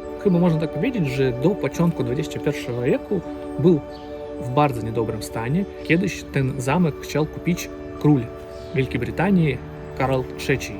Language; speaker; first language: Polish; non-native, learner; Russian